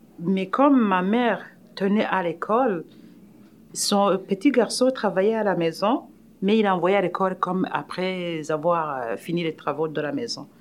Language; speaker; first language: French; non-native, local second language; Rundi